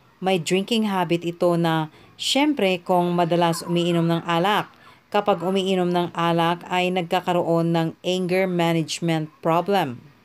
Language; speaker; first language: Filipino; native; Filipino